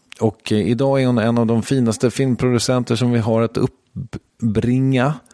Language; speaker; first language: Swedish; native; Swedish